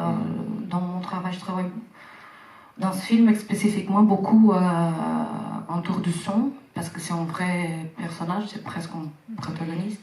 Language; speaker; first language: French; non-native, fluent; Portuguese